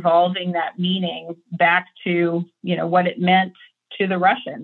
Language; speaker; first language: English; native; English